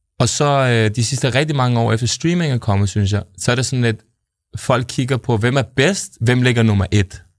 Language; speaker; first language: Danish; native; Danish